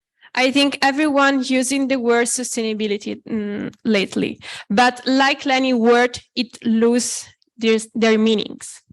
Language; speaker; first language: English; non-native, fluent; Italian